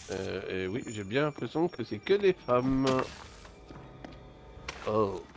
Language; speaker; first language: French; native; French